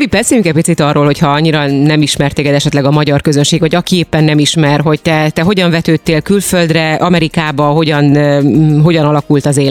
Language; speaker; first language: Hungarian; native; Hungarian